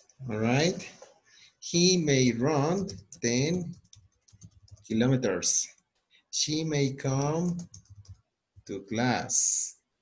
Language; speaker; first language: English; non-native, fluent; Spanish